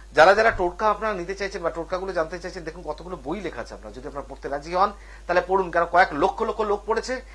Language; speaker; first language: Bangla; native; Bangla